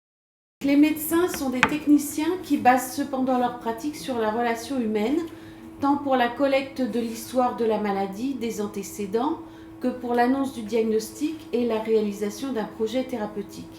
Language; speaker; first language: French; native; French